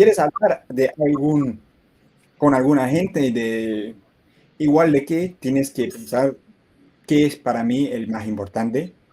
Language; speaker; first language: Spanish; non-native, fluent; English